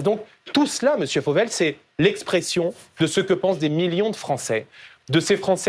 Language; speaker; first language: French; native; French